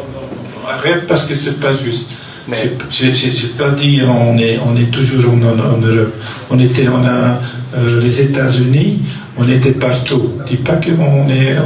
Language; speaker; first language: French; non-native, local second language; Dutch